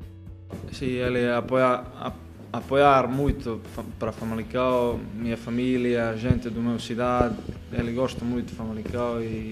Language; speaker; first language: Portuguese; non-native, learner; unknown